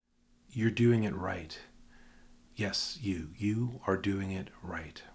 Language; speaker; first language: English; native; English